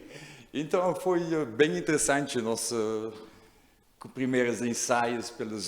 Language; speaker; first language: Portuguese; non-native, learner; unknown